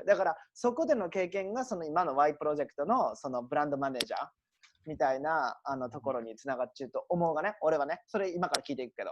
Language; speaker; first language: Japanese; native; Japanese